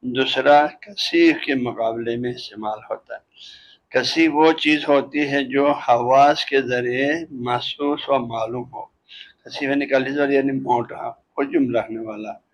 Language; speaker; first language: Urdu; non-native, local second language; Balti